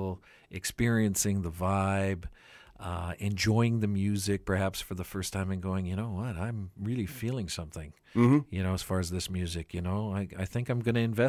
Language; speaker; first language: English; non-native, fluent; Ukrainian